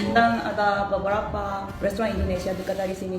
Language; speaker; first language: Indonesian; non-native, fluent; Korean